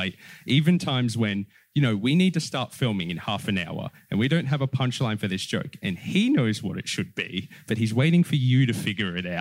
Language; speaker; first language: English; native; English